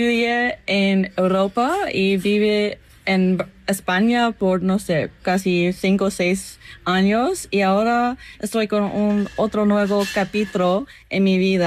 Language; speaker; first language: Spanish; non-native, learner; English